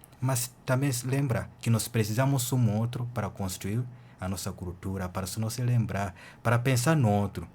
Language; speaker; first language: Portuguese; non-native, fluent; Ganda